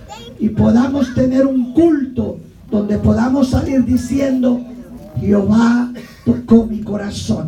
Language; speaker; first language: Spanish; native; Spanish